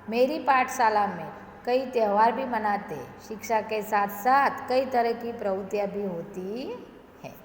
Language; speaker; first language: Hindi; non-native, local second language; Gujarati